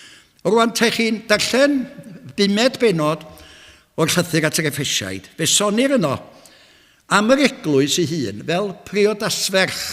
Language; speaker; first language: Welsh; native; Welsh